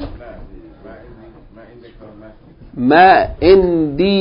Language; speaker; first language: Arabic; non-native, learner; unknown